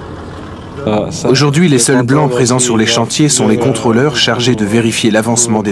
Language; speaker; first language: French; native; French